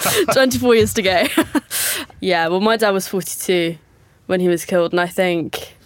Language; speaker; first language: English; native; English